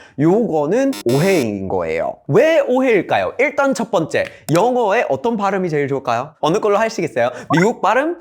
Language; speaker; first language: Korean; non-native, fluent; English